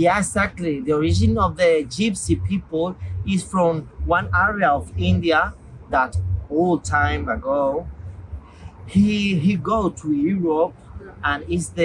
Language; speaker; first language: English; non-native, local second language; Spanish